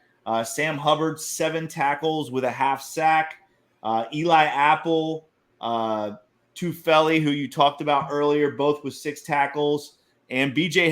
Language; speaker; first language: English; native; English